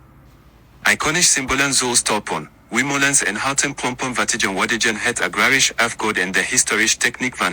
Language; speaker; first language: Dutch; non-native, learner; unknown